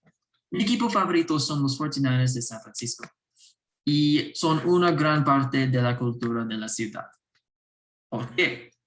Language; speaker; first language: Spanish; non-native, learner; English